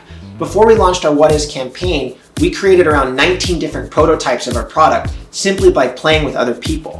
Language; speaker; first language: English; native; English